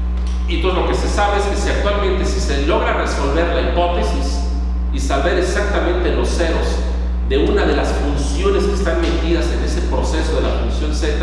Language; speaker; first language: Spanish; native; Spanish